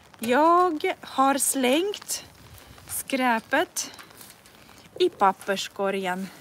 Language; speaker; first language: Swedish; non-native, fluent; Russian